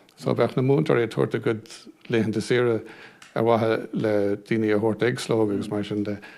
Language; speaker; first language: Irish; non-native, local second language; English